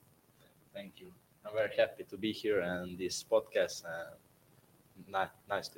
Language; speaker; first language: English; non-native, learner; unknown